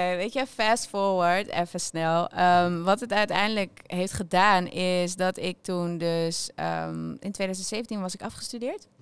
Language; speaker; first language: Dutch; native; Dutch